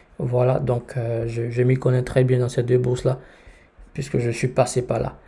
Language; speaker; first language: French; native; French